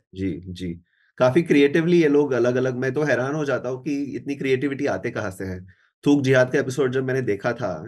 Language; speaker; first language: Hindi; non-native, local second language; Marathi